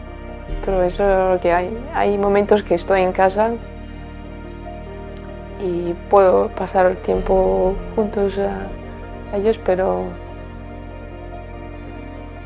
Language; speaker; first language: Spanish; non-native, fluent; Latvian